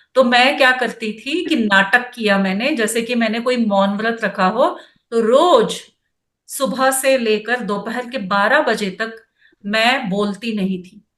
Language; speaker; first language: Hindi; non-native, local second language; Kannada